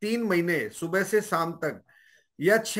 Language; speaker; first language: Hindi; native; Hindi